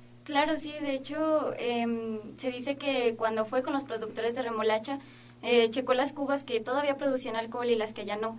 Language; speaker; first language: Spanish; native; Spanish